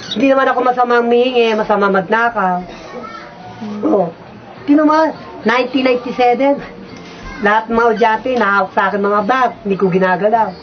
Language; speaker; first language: Filipino; native; Filipino